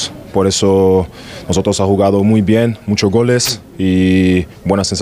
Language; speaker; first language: Spanish; non-native, learner; German